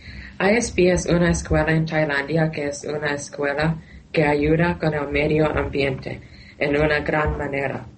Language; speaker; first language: Spanish; non-native, learner; Thai